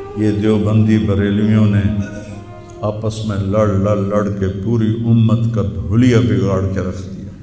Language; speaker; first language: Urdu; non-native, local second language; Punjabi